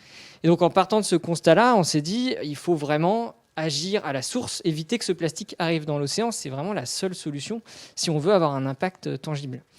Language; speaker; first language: French; native; French